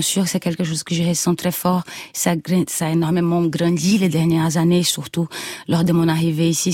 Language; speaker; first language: French; non-native, fluent; Portuguese